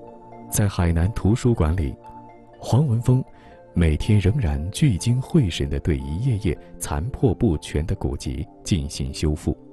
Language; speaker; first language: Chinese; native; Chinese